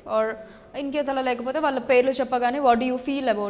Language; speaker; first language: Telugu; native; Telugu